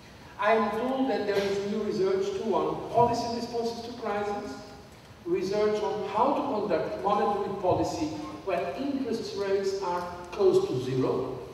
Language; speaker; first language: English; non-native, fluent; Portuguese